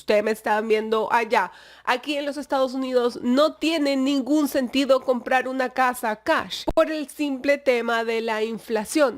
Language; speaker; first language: Spanish; native; Spanish